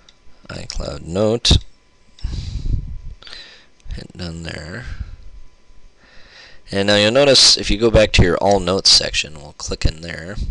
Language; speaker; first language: English; native; English